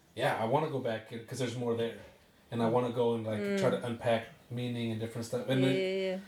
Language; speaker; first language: English; native; English